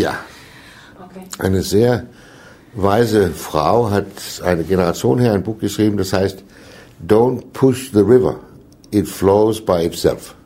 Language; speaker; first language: German; non-native, fluent; Danish